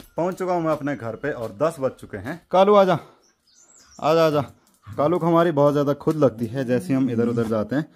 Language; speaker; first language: Hindi; non-native, local second language; Garhwali